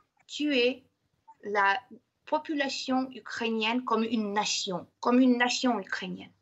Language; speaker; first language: French; non-native, fluent; Ukrainian